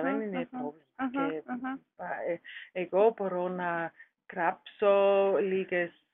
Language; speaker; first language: Greek; non-native, learner; German